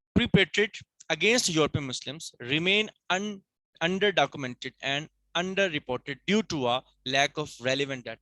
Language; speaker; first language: English; non-native, local second language; Urdu